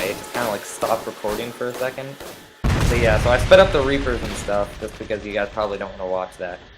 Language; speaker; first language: English; native; English